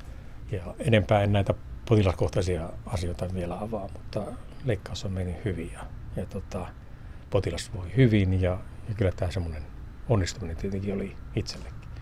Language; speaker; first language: Finnish; native; Finnish